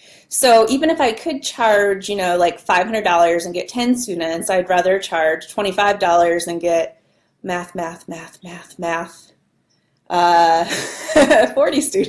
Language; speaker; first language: English; native; English